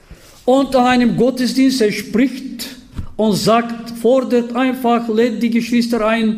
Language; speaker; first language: German; non-native, fluent; Bulgarian